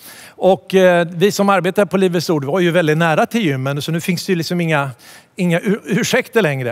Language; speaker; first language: Swedish; native; Swedish